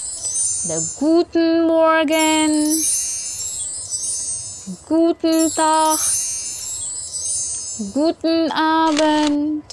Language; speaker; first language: German; non-native, learner; Indonesian